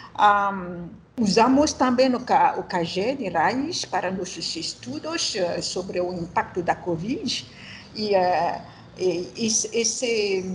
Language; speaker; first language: Portuguese; non-native, learner; French